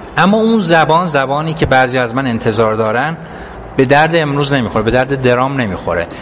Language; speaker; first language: Persian; non-native, local second language; Azerbaijani